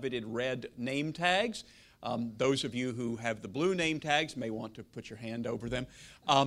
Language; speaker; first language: English; native; English